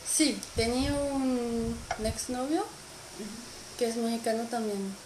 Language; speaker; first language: Spanish; non-native, learner; French